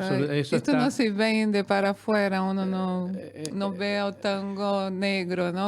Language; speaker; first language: Spanish; non-native, fluent; Portuguese